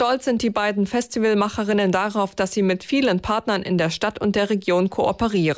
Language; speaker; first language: German; native; German